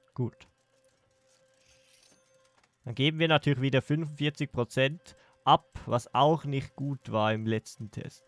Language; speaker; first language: German; native; German